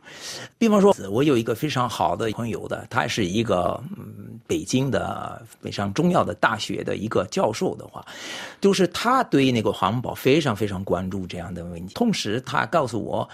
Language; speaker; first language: Chinese; non-native, fluent; French